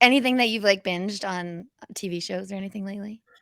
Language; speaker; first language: English; native; English